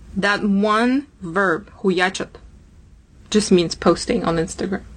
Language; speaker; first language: English; non-native, fluent; Russian